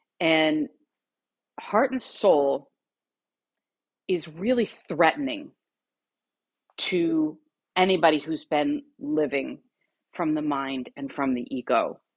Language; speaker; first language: English; native; English